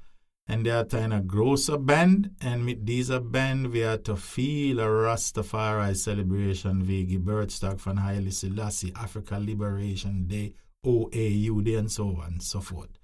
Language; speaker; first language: German; non-native, fluent; English